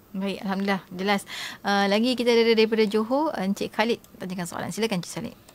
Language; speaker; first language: Malay; native; Malay